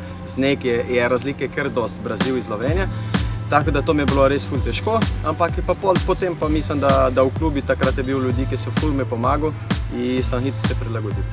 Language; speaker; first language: Slovenian; non-native, fluent; Portuguese